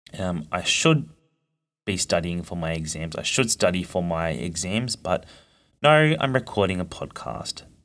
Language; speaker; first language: English; native; English